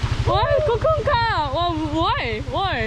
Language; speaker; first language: English; non-native, learner; Korean